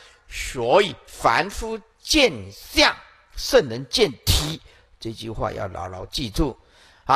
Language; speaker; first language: Chinese; native; Chinese